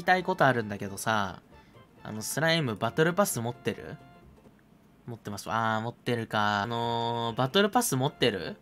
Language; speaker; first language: Japanese; native; Japanese